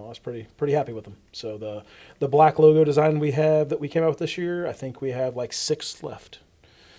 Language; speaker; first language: English; native; English